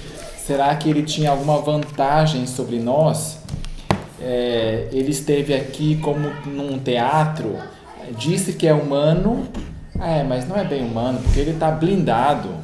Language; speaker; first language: Portuguese; native; Portuguese